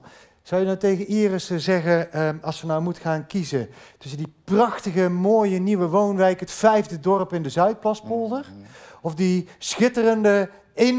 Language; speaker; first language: Dutch; native; Dutch